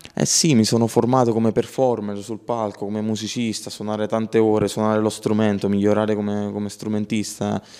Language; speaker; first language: Italian; native; Italian